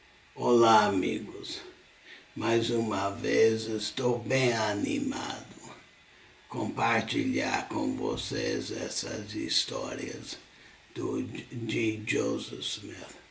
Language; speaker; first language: Portuguese; non-native, fluent; English